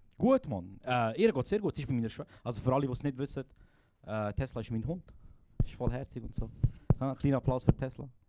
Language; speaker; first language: German; early bilingual, other home language; Croatian